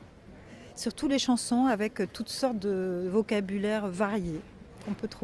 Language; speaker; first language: French; native; French